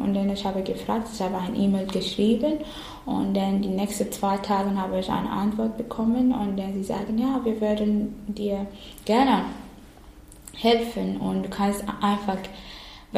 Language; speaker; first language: German; non-native, learner; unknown